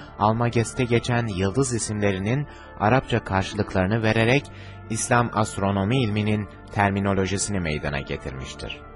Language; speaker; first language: Turkish; native; Turkish